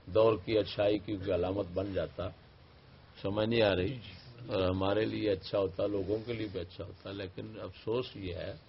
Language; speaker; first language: Urdu; non-native, local second language; Punjabi